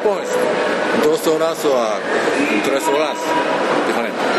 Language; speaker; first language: Spanish; non-native, learner; Japanese